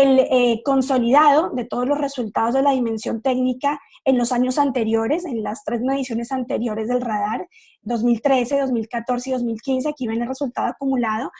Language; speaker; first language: Spanish; native; Spanish